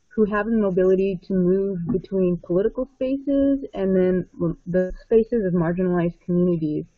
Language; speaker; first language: English; native; English